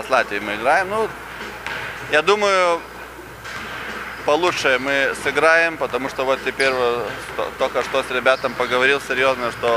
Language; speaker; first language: Russian; non-native, fluent; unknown